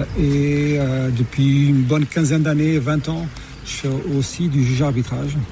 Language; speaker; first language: French; non-native, fluent; Portuguese